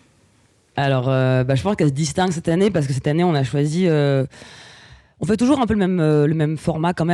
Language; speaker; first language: French; native; French